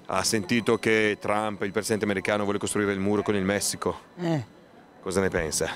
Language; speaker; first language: Italian; native; Italian